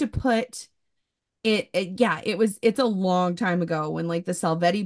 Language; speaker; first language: English; native; English